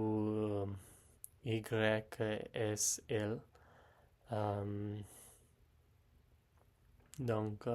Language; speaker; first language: French; non-native, learner; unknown